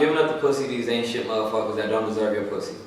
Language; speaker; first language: English; native; English